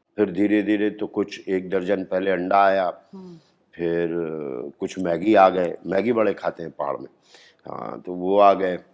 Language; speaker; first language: Hindi; native; Hindi